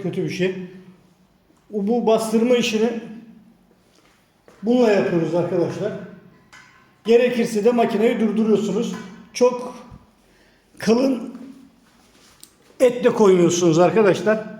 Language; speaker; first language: Turkish; native; Turkish